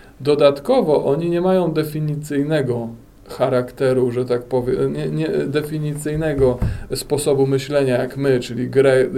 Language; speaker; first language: Polish; native; Polish